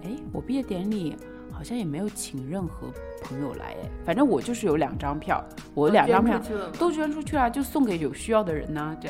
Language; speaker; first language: Chinese; native; Chinese